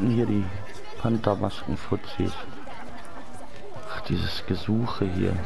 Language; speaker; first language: German; native; German